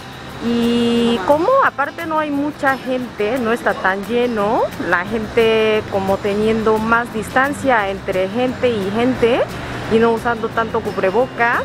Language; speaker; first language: Spanish; non-native, learner; Korean